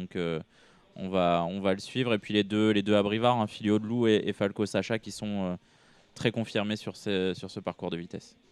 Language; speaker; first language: French; native; French